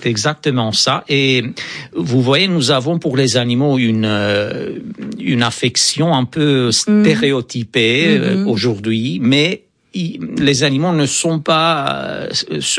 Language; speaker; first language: French; non-native, fluent; Romanian